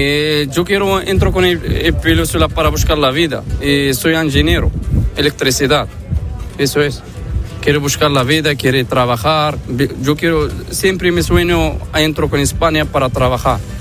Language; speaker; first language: Spanish; non-native, learner; Arabic